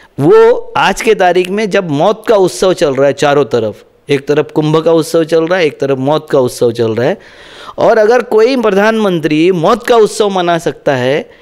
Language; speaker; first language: Hindi; non-native, local second language; Marathi